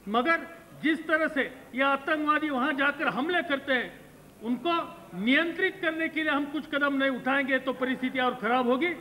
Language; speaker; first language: Hindi; non-native, local second language; Marathi